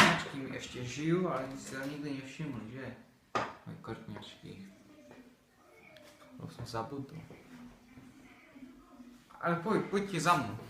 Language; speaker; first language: Slovak; early bilingual, heritage; Slovak